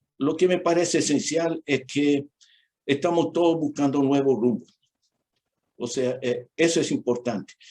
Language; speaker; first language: Spanish; non-native, fluent; Portuguese